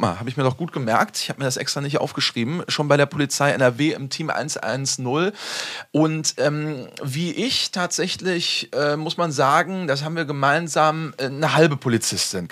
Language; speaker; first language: German; native; German